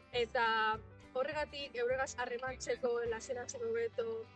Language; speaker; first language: Basque; early bilingual, other home language; Urdu